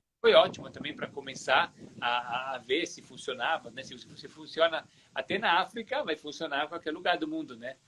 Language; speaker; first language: Portuguese; non-native, fluent; Italian